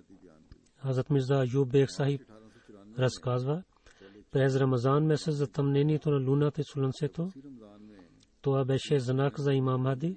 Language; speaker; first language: Bulgarian; non-native, fluent; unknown